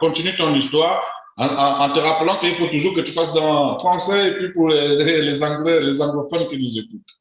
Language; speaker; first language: French; native; French